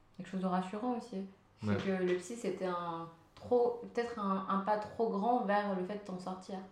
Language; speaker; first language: French; early bilingual, other home language; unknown